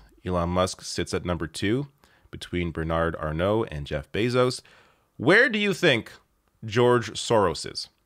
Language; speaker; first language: English; native; English